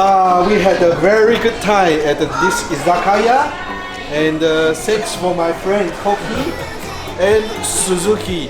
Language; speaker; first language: English; non-native, fluent; Chinese